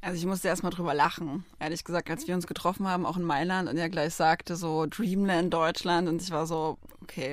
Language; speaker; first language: German; native; German